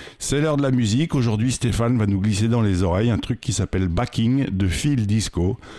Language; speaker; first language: French; native; French